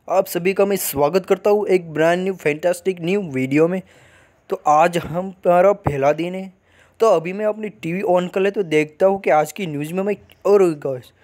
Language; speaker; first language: Hindi; non-native, local second language; Gujarati